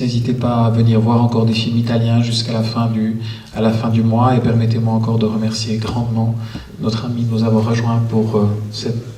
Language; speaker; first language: French; native; French